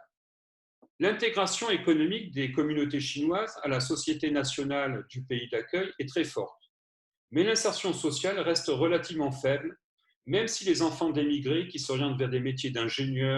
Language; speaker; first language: French; native; French